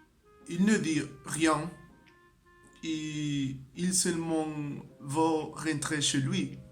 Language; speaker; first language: French; non-native, learner; Spanish